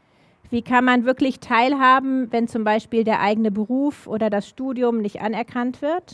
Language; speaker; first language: German; native; German